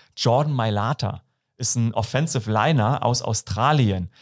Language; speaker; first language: German; native; German